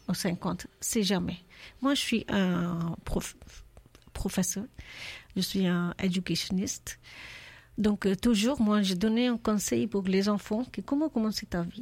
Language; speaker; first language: French; non-native, learner; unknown